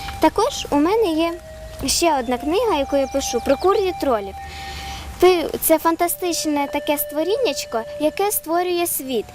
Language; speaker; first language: Ukrainian; non-native, local second language; Russian